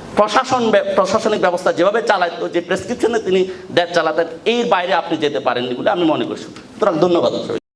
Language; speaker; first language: Bangla; non-native, local second language; Chakma